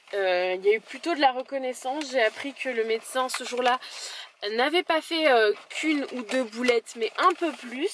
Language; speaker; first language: French; native; French